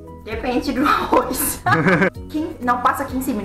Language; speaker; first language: Portuguese; non-native, learner; Thai